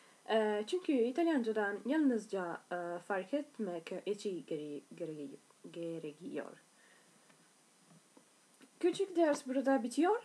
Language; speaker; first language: Turkish; non-native, learner; Italian